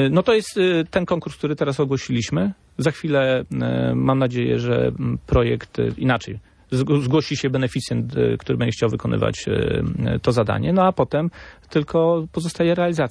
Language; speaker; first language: Polish; native; Polish